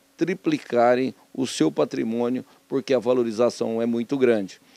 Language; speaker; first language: Portuguese; native; Portuguese